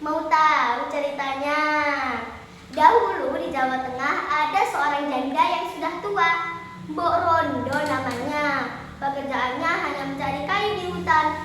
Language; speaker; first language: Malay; non-native, local second language; Javanese